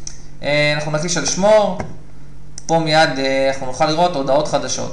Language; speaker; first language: Hebrew; native; Hebrew